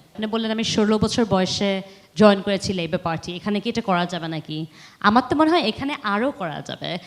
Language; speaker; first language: Bangla; early bilingual, heritage; Bangla